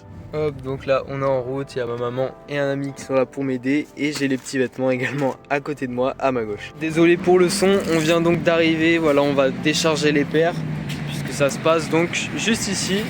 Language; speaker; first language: French; native; French